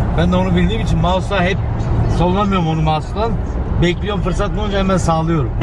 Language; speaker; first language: Turkish; early bilingual, heritage; Turkish